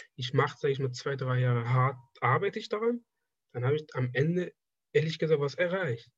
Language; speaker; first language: German; non-native, fluent; Persian